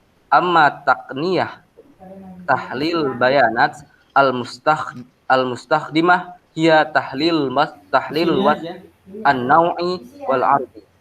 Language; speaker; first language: Arabic; non-native, learner; Indonesian